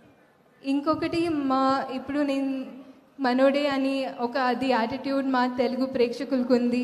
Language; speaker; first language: Telugu; non-native, fluent; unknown